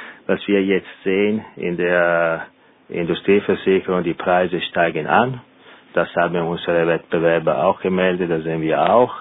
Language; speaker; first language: German; non-native, fluent; Italian